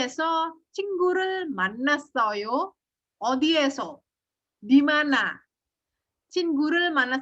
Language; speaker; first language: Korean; non-native, fluent; Indonesian